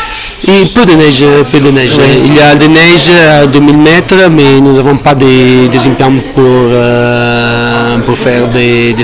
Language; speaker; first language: French; non-native, learner; Italian